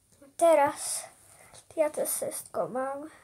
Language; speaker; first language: Polish; early bilingual, heritage; Polish